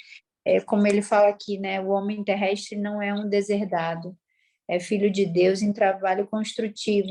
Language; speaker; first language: Portuguese; native; Portuguese